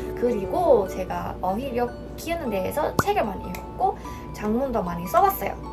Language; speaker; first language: Korean; non-native, fluent; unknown